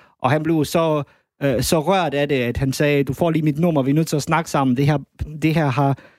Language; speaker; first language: Danish; early bilingual, other home language; Bosnian